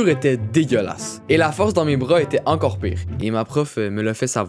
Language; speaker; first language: French; native; French